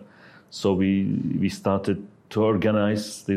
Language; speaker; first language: English; non-native, fluent; Ukrainian